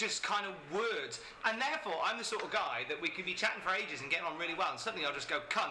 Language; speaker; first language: English; native; English